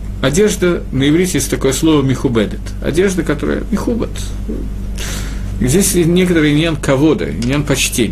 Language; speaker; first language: Russian; native; Russian